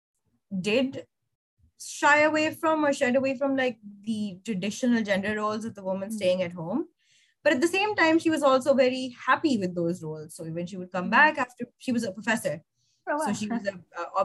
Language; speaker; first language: English; non-native, local second language; Urdu